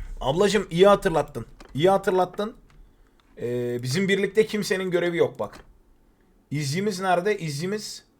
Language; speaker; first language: Turkish; native; Turkish